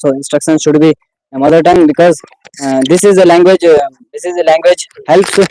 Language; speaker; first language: English; non-native, learner; Hindi